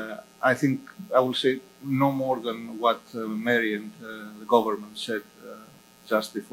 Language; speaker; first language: English; non-native, fluent; Greek